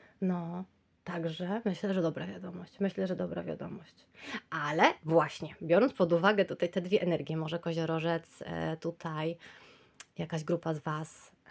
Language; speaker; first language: Polish; native; Polish